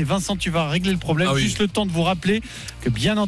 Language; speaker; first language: French; native; French